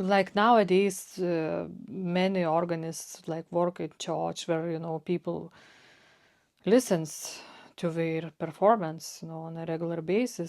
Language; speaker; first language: English; non-native, fluent; Lithuanian